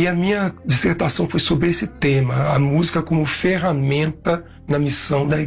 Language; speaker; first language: Portuguese; native; Portuguese